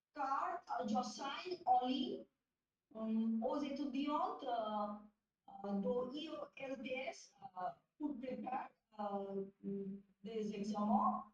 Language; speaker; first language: French; non-native, learner; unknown